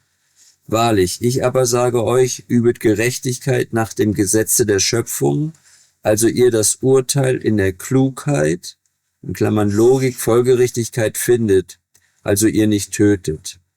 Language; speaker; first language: German; native; German